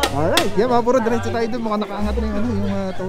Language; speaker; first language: Filipino; native; Filipino